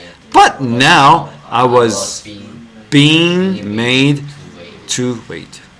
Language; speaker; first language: English; non-native, fluent; Korean